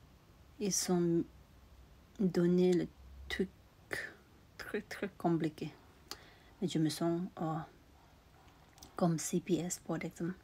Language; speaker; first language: French; non-native, learner; Tibetan